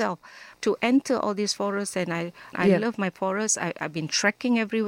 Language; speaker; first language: English; non-native, local second language; Malay